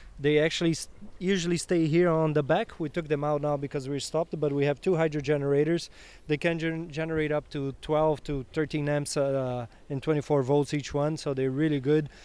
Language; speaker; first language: English; non-native, fluent; Portuguese